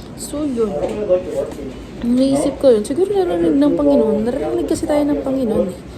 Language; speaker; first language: Filipino; native; Filipino